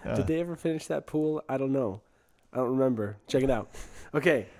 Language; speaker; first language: English; native; English